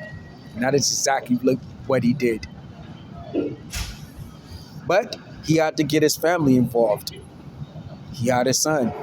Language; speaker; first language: English; native; English